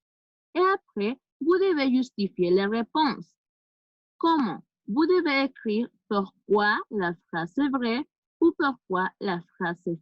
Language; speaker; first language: French; non-native, fluent; Spanish